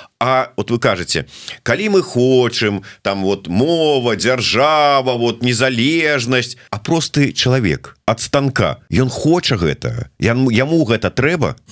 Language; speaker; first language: Belarusian; native; Belarusian